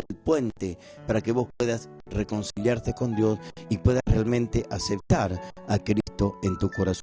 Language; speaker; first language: Spanish; native; Spanish